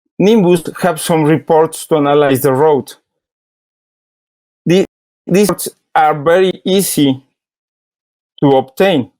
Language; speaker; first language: English; non-native, learner; Spanish